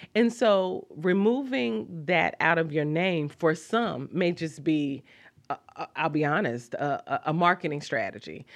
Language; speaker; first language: English; native; English